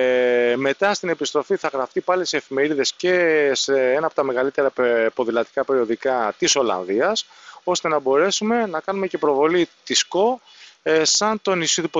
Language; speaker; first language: Greek; native; Greek